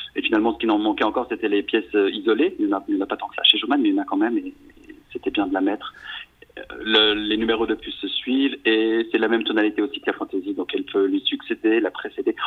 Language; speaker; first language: French; native; French